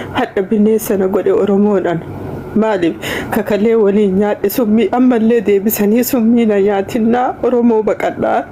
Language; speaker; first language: Oromo; native; Oromo